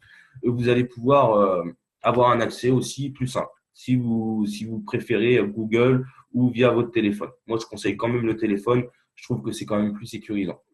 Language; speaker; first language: French; native; French